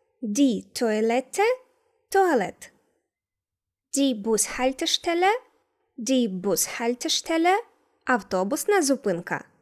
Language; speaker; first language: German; non-native, fluent; Ukrainian